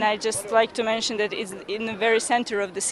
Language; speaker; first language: English; non-native, fluent; Serbian